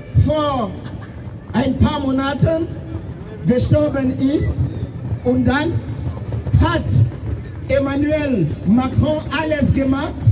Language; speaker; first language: German; non-native, fluent; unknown